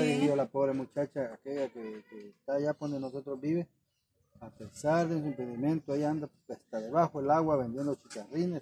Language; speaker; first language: Spanish; native; Spanish